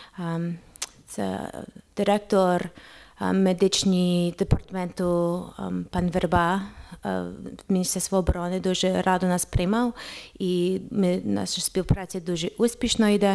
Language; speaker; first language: Ukrainian; early bilingual, heritage; Ukrainian